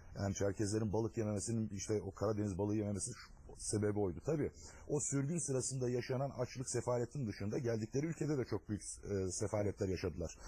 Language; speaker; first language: Turkish; non-native, local second language; Adyghe